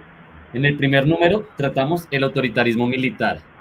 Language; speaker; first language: Spanish; native; Spanish